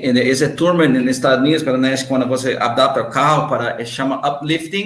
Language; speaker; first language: Portuguese; non-native, learner; English